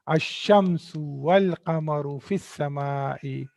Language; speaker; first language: Arabic; non-native, fluent; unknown